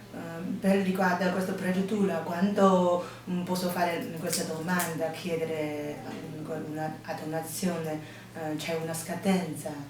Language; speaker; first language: Italian; non-native, learner; Chinese